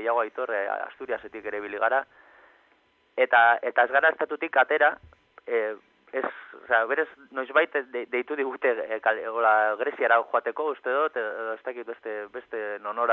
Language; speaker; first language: Basque; non-native, local second language; Spanish